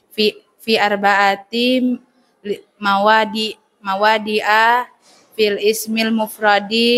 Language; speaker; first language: Arabic; non-native, learner; Indonesian